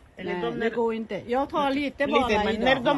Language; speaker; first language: Swedish; non-native, learner; Thai